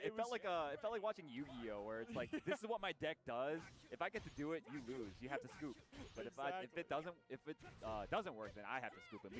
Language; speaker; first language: English; native; English